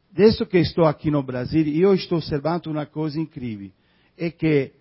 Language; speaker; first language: Portuguese; non-native, fluent; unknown